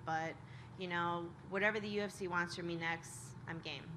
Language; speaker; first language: English; native; English